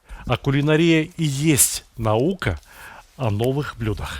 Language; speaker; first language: Russian; native; Russian